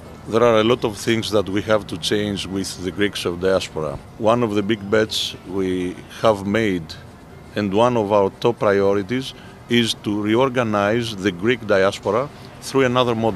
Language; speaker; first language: English; non-native, fluent; Greek